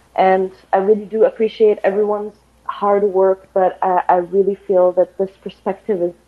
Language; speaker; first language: English; non-native, fluent; Arabic